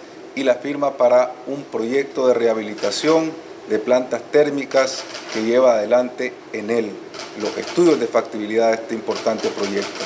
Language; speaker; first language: Spanish; native; Spanish